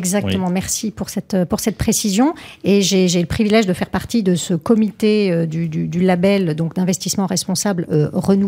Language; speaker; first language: French; native; French